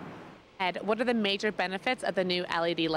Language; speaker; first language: English; native; English